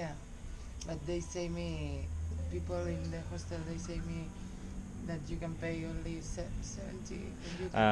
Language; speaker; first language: English; non-native, learner; Spanish